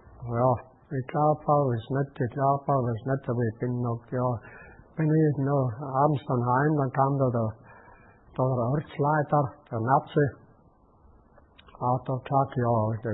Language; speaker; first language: German; native; German